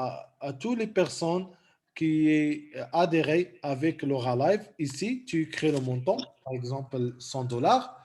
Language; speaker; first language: French; non-native, local second language; Arabic